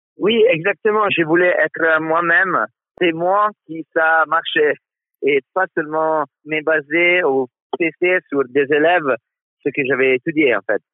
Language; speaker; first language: French; non-native, fluent; Italian